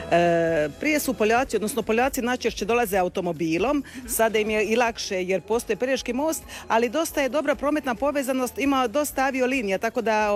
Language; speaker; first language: Serbian; native; Serbian